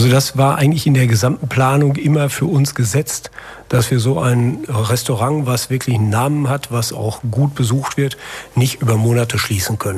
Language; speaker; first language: German; native; German